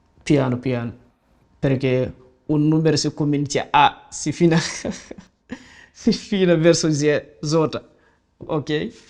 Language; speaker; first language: Italian; non-native, learner; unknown